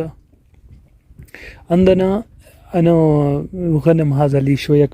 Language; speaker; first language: Arabic; non-native, learner; Urdu